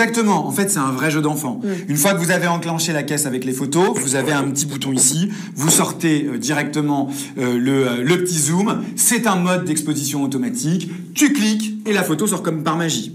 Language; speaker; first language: French; native; French